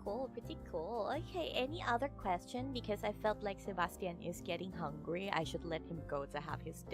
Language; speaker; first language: English; non-native, fluent; Thai